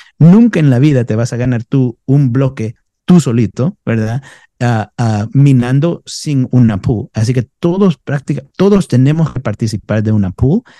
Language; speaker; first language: Spanish; native; Spanish